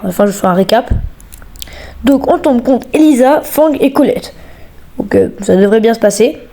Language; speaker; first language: French; native; French